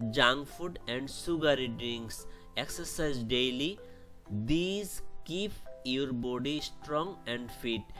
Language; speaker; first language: English; non-native, local second language; Bangla